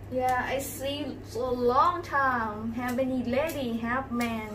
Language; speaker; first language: English; non-native, learner; Thai